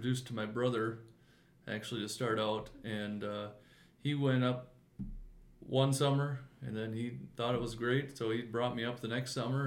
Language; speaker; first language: English; native; English